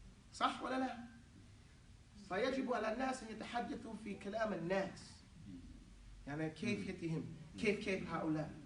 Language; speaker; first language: Arabic; non-native, fluent; English